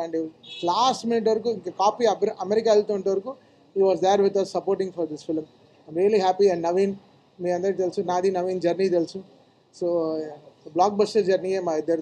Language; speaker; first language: Telugu; native; Telugu